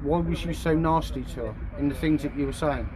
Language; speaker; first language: English; native; English